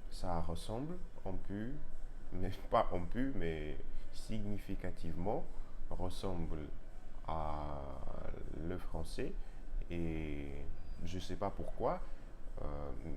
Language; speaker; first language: French; non-native, learner; Russian